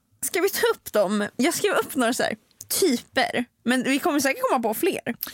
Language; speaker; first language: Swedish; native; Swedish